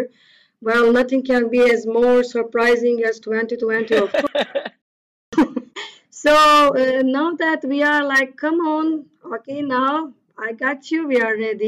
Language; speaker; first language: English; non-native, fluent; Turkish